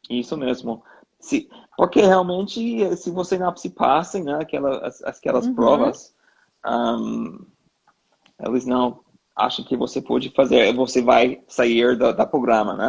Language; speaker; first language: Portuguese; non-native, learner; English